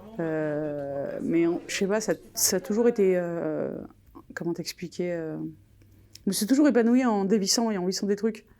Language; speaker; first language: French; native; French